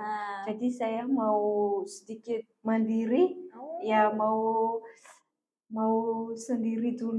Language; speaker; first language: Indonesian; non-native, fluent; Malagasy